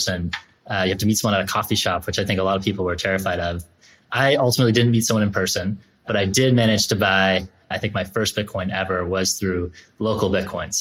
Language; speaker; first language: English; native; English